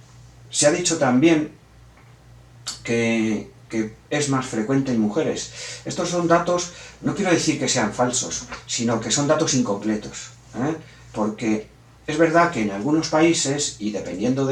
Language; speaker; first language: Spanish; native; Spanish